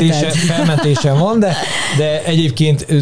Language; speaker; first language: Hungarian; native; Hungarian